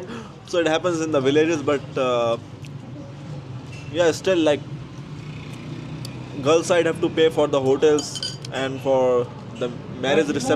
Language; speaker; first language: English; non-native, local second language; Hindi